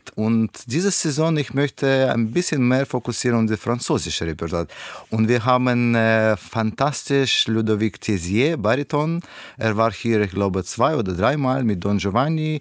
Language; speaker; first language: German; non-native, learner; Russian